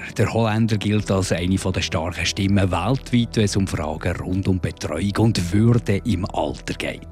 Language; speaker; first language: German; native; German